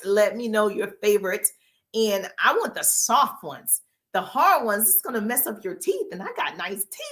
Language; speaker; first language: English; native; English